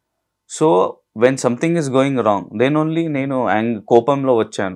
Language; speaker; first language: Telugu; non-native, local second language; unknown